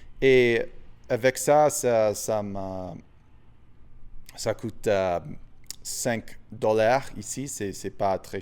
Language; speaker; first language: French; non-native, fluent; English